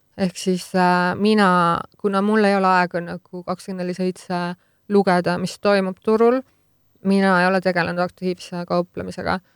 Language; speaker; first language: Estonian; native; Estonian